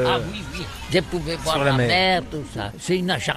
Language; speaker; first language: French; non-native, learner; Catalan